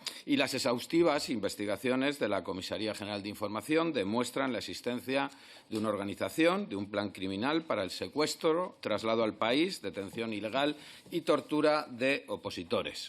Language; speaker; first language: Spanish; native; Spanish